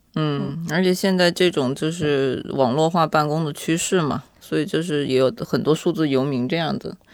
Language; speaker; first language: Chinese; native; Chinese